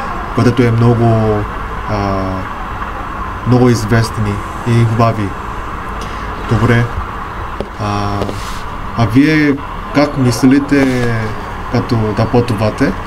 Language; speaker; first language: Bulgarian; non-native, learner; Korean